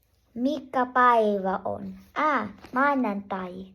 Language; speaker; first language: Finnish; non-native, learner; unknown